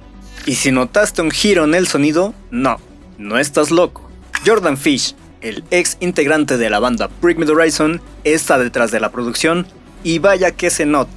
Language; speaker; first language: Spanish; native; Spanish